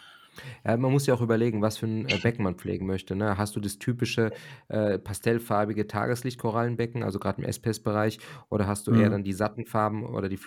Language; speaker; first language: German; native; German